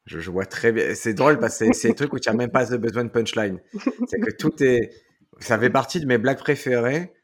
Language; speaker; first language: French; native; French